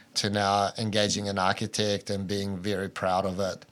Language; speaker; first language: English; early bilingual, other home language; Albanian